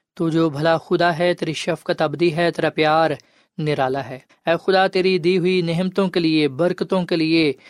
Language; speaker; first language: Urdu; non-native, local second language; Punjabi